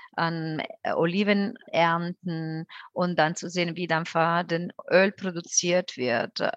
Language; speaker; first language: German; non-native, fluent; Italian